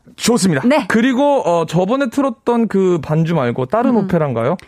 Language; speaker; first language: Korean; native; Korean